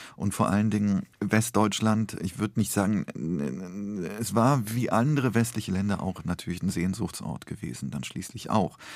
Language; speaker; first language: German; early bilingual, other home language; Polish